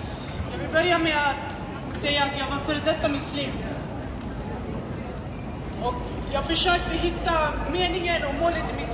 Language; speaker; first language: Swedish; non-native, fluent; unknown